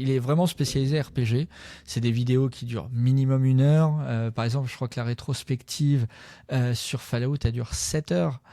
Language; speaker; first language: French; native; French